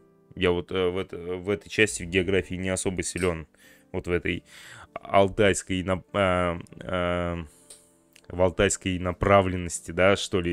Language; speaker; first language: Russian; native; Russian